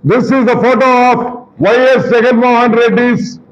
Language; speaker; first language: English; non-native, local second language; Telugu